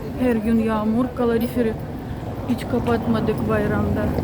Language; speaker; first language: Turkish; non-native, fluent; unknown